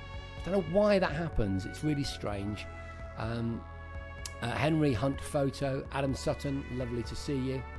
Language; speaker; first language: English; native; English